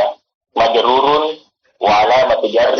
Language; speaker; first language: Arabic; non-native, learner; Indonesian